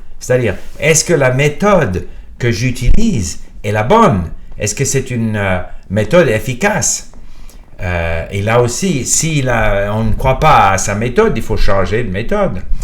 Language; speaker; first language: French; non-native, fluent; English